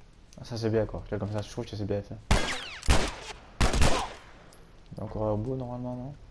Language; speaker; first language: French; native; French